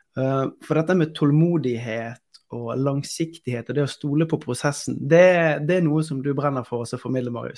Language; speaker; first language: Norwegian; native; Norwegian